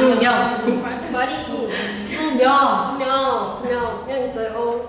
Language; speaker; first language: Korean; non-native, learner; Portuguese